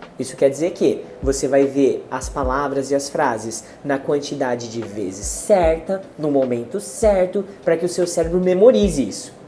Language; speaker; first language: Portuguese; native; Portuguese